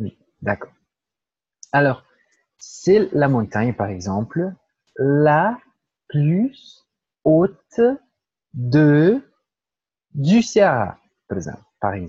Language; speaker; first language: French; non-native, learner; Portuguese